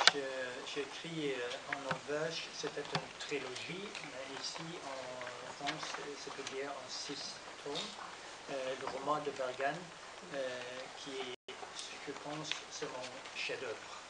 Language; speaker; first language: French; non-native, learner; Norwegian